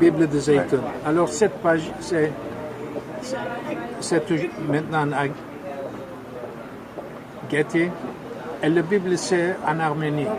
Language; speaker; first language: French; non-native, fluent; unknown